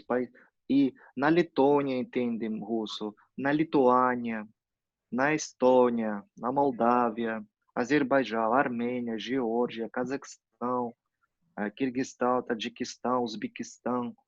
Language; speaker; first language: Portuguese; non-native, fluent; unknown